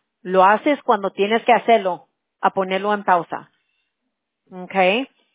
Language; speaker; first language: Spanish; early bilingual, heritage; Spanish